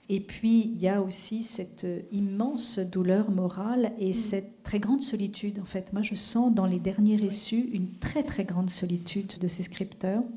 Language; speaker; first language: French; native; French